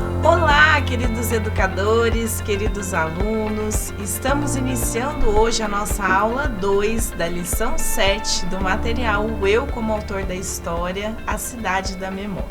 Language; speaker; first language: Portuguese; native; Portuguese